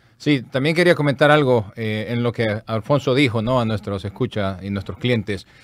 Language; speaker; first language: Spanish; native; Spanish